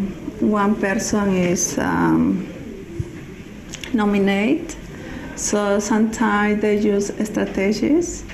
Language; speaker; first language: English; non-native, learner; Spanish